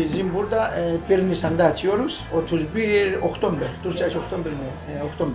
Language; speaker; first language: Turkish; early bilingual, heritage; Greek